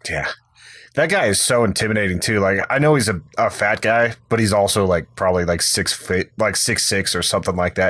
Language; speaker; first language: English; native; English